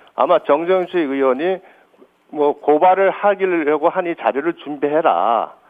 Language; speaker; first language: Korean; native; Korean